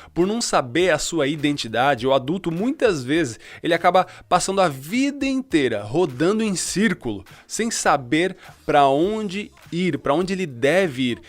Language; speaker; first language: Portuguese; early bilingual, other home language; Spanish